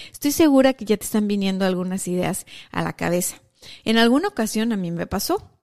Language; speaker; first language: Spanish; native; Spanish